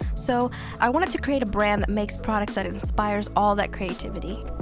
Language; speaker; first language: English; early bilingual, other home language; Spanish